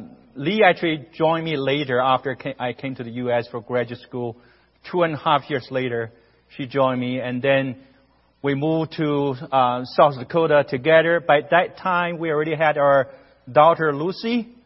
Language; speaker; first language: English; non-native, fluent; Chinese